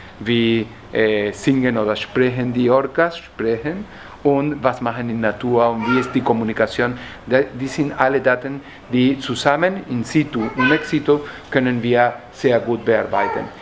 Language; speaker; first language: German; non-native, learner; Spanish